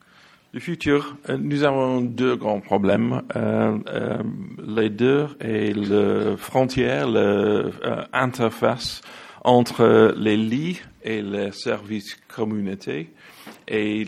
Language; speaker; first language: French; non-native, learner; English